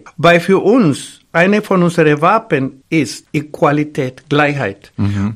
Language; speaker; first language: German; non-native, fluent; Spanish